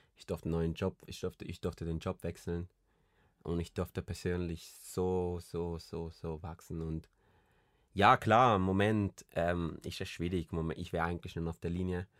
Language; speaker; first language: German; early bilingual, other home language; Spanish